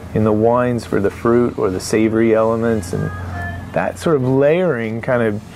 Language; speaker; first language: English; native; English